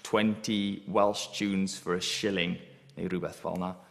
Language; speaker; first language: Welsh; non-native, local second language; English